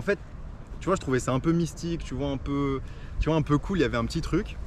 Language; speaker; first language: French; native; French